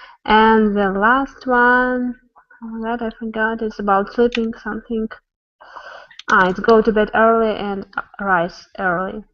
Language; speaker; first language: English; non-native, learner; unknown